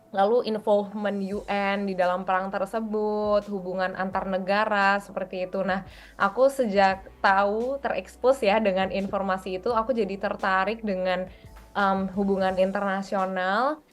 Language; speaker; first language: Indonesian; native; Indonesian